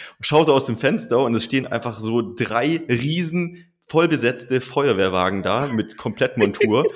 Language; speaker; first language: German; native; German